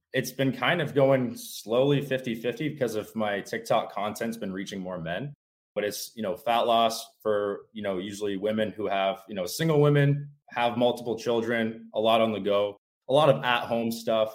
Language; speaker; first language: English; native; English